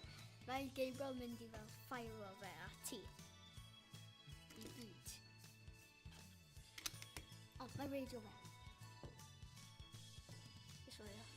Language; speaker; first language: Welsh; non-native, local second language; English